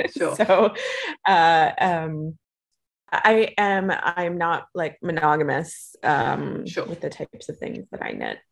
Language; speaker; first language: English; native; English